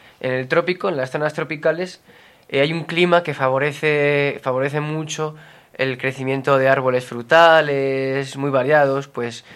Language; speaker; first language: Spanish; native; Spanish